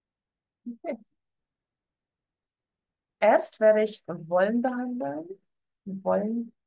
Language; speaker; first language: German; non-native, fluent; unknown